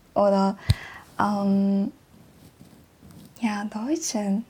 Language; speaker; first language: German; non-native, learner; Japanese